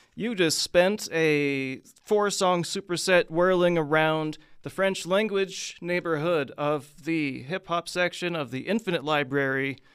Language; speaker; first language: English; native; English